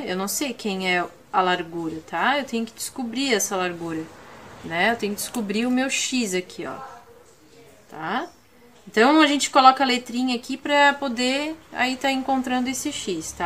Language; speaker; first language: Portuguese; native; Portuguese